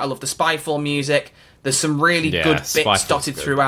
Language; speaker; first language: English; native; English